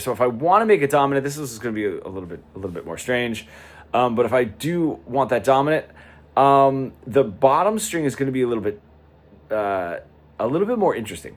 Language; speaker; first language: English; native; English